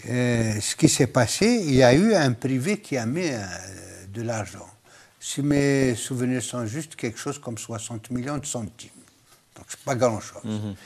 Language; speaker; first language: French; non-native, local second language; Kabyle